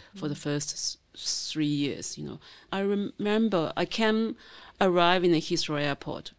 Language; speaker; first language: English; non-native, fluent; Chinese